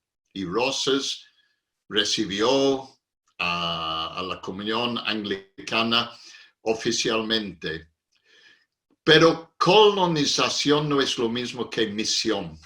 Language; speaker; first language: Spanish; non-native, fluent; English